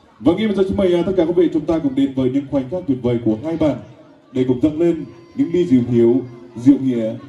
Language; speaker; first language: Vietnamese; non-native, local second language; Jarai